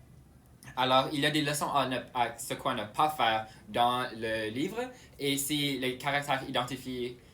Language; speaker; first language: French; non-native, local second language; English